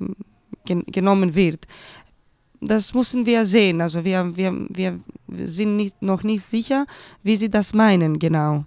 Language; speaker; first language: German; non-native, fluent; Greek